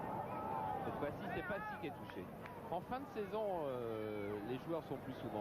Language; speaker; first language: French; native; French